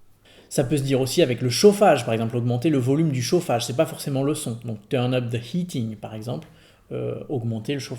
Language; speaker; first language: French; native; French